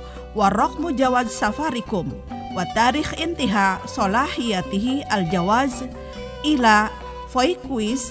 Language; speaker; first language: Arabic; non-native, fluent; Indonesian